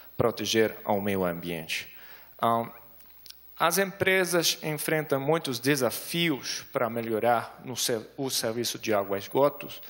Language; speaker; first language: Portuguese; non-native, fluent; German